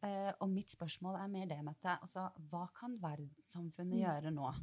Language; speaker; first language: Norwegian; early bilingual, other home language; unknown